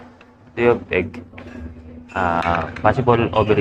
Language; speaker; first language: English; non-native, local second language; Filipino